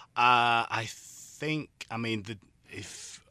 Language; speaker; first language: English; native; English